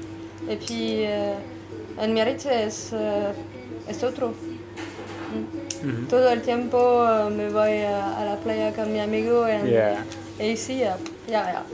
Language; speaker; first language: Spanish; non-native, learner; French